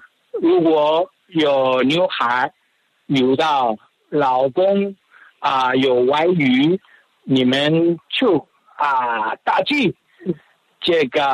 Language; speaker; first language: Chinese; non-native, learner; Spanish